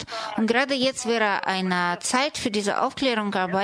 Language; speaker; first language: German; non-native, fluent; Russian